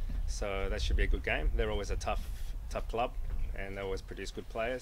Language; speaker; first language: English; native; English